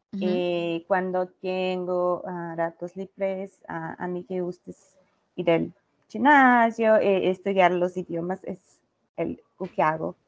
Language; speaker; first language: Spanish; non-native, learner; Portuguese